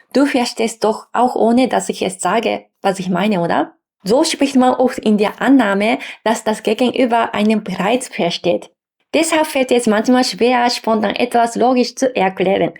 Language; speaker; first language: German; non-native, fluent; Japanese